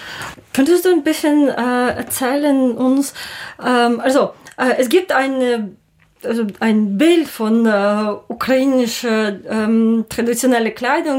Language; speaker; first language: German; non-native, learner; Ukrainian